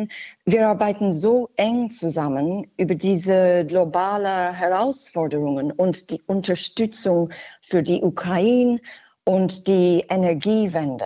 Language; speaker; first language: German; non-native, fluent; English